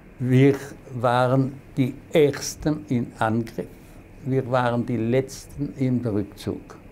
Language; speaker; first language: German; non-native, local second language; Swiss German